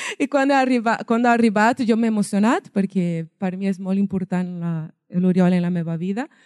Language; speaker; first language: Catalan; non-native, fluent; Portuguese